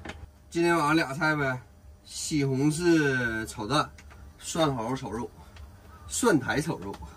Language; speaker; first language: Chinese; native; Chinese